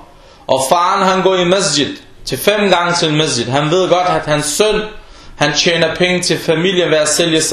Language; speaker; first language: Danish; early bilingual, other home language; Arabic